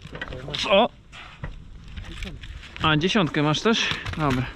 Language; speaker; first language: Polish; native; Polish